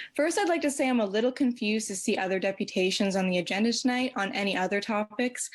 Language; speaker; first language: English; native; English